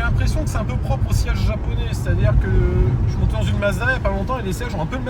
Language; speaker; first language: French; native; French